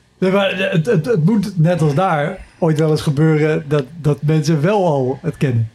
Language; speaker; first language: Dutch; native; Dutch